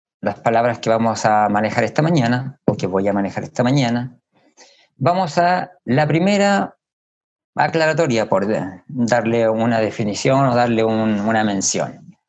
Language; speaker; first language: Spanish; native; Spanish